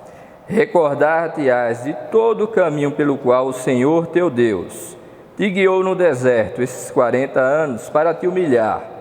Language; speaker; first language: Portuguese; native; Portuguese